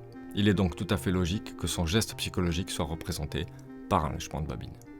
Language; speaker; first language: French; native; French